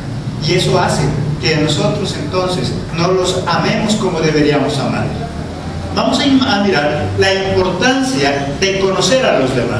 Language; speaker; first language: Spanish; native; Spanish